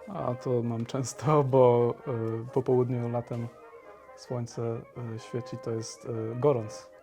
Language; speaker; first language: Polish; native; Polish